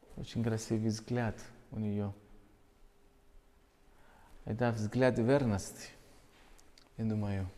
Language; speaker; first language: Russian; non-native, fluent; Greek